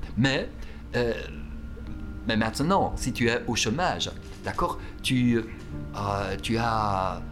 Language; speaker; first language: French; non-native, fluent; German